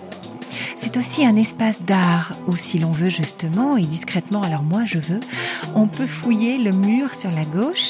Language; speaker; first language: French; native; French